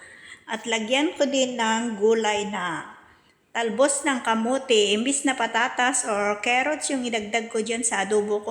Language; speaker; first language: Filipino; non-native, local second language; Cebuano